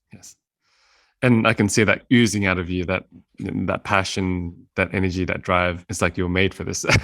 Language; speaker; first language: English; native; English